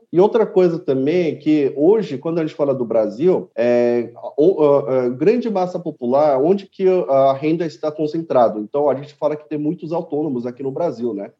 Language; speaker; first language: Portuguese; early bilingual, other home language; Korean